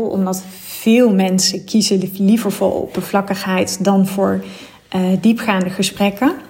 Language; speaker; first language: Dutch; native; Dutch